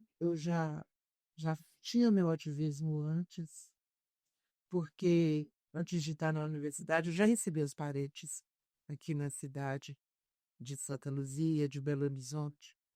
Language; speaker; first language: Portuguese; native; Portuguese